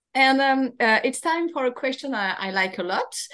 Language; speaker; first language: English; non-native, fluent; French